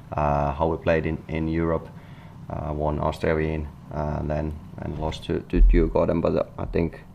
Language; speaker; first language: English; non-native, fluent; Finnish